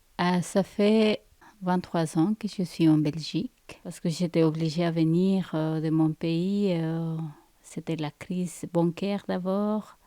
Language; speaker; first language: French; non-native, fluent; Spanish